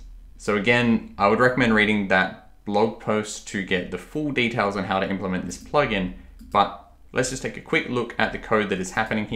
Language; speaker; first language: English; native; English